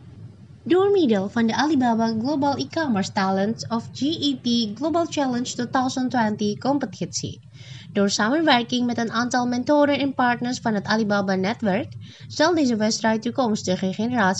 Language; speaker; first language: Dutch; non-native, fluent; Indonesian